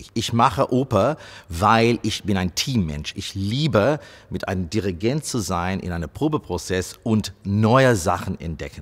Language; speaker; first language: German; non-native, fluent; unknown